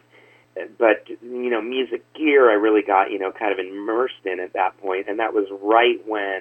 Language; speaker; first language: English; native; English